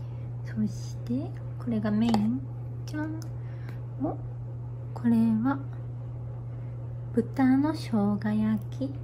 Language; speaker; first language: Japanese; native; Japanese